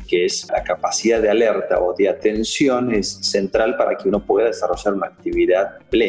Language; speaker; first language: Spanish; native; Spanish